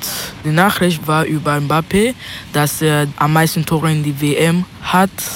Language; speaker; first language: German; non-native, learner; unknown